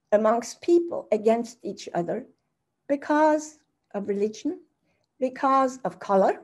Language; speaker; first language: English; early bilingual, other home language; German